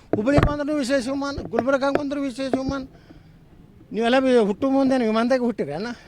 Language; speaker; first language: Kannada; native; Kannada